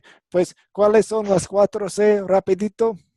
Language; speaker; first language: Spanish; non-native, fluent; English